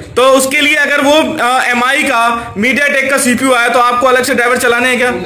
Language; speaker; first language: Hindi; native; Hindi